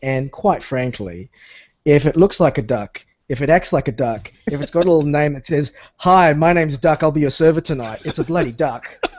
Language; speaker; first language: English; native; English